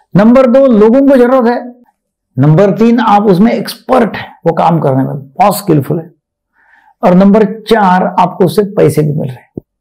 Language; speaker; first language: Hindi; non-native, local second language; Marathi